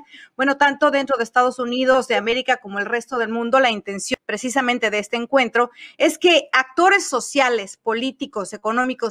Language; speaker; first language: Spanish; native; Spanish